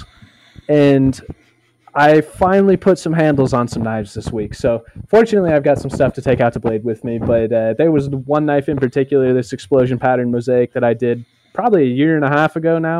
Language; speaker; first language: English; native; English